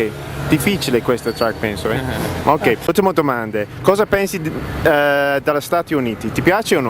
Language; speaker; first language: Italian; non-native, learner; English